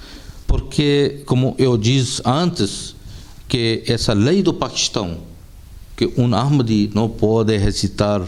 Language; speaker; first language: Portuguese; non-native, fluent; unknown